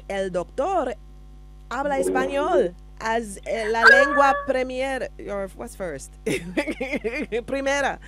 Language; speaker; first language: Spanish; non-native, learner; English